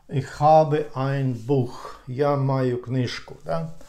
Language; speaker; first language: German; non-native, fluent; Ukrainian